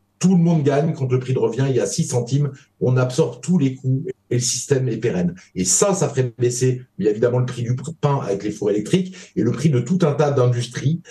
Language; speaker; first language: French; native; French